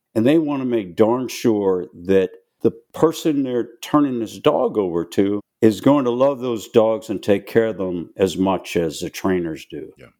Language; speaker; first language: English; native; English